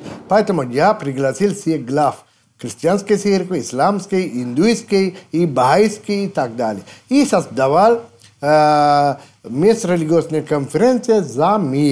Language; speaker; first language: Russian; non-native, fluent; Sinhala